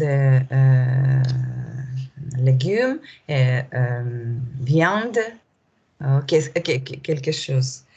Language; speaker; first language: French; non-native, learner; Russian